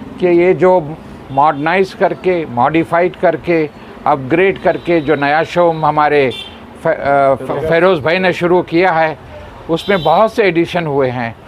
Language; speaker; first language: Hindi; non-native, local second language; Urdu